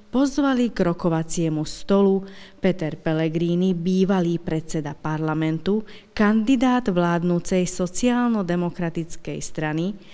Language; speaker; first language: Slovak; non-native, local second language; Hungarian